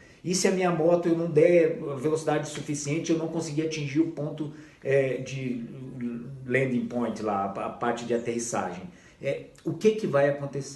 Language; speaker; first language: Portuguese; native; Portuguese